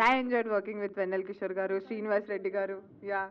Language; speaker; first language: Telugu; native; Telugu